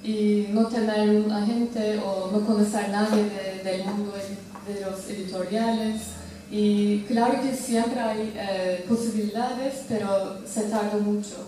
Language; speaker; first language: Spanish; non-native, fluent; Turkish